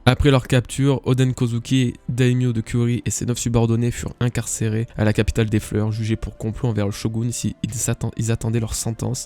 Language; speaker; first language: French; native; French